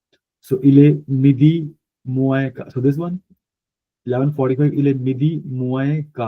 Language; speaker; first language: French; non-native, fluent; Punjabi